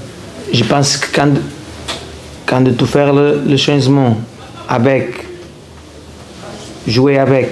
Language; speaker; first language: French; non-native, learner; Portuguese